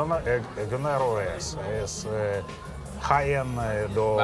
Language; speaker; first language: Basque; non-native, learner; Russian